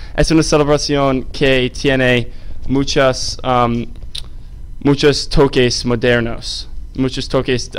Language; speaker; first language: Spanish; non-native, learner; English